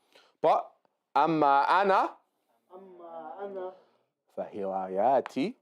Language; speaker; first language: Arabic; non-native, fluent; English